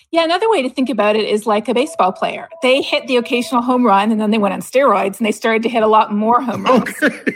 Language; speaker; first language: English; native; English